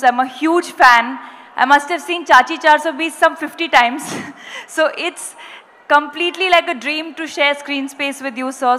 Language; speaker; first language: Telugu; non-native, local second language; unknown